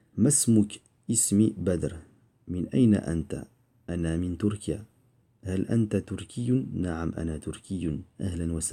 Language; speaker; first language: Arabic; non-native, fluent; French